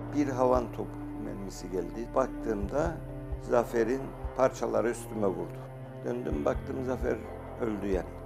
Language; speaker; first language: Turkish; native; Turkish